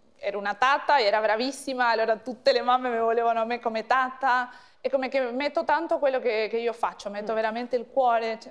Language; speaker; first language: Italian; non-native, learner; Spanish